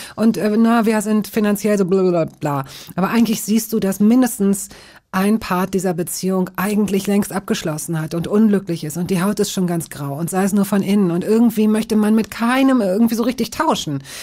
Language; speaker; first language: German; native; German